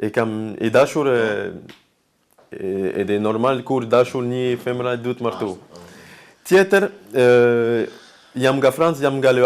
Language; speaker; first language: Albanian; non-native, learner; French